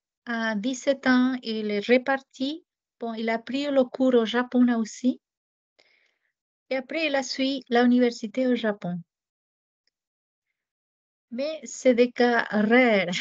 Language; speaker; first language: French; non-native, fluent; Japanese